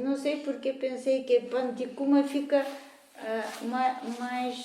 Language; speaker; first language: Portuguese; non-native, fluent; Bulgarian